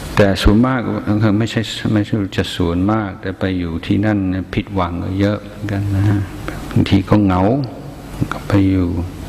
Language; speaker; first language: Thai; non-native, fluent; English